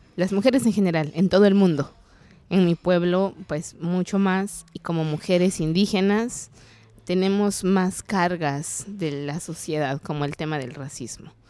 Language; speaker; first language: Spanish; non-native, local second language; Kaqchikel